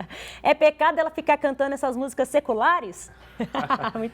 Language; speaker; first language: Portuguese; native; Portuguese